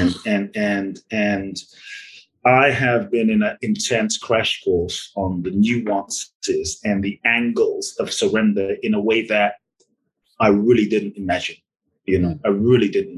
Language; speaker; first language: English; native; English